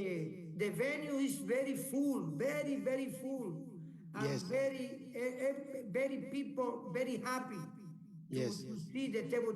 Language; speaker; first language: English; non-native, learner; Spanish